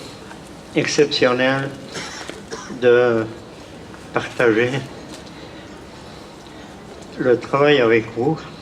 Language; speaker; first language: French; non-native, fluent; Czech